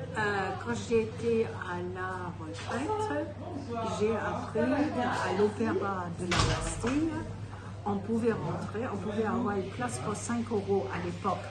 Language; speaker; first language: French; non-native, fluent; German